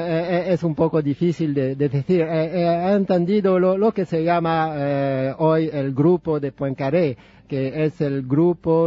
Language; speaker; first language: Spanish; non-native, fluent; French